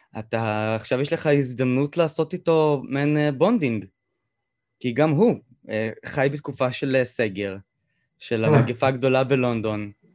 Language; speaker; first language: Hebrew; native; Hebrew